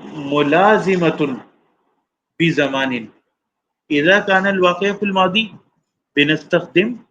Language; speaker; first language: Arabic; non-native, fluent; Urdu